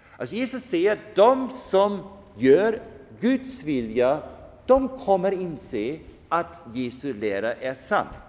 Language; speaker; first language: Swedish; non-native, fluent; German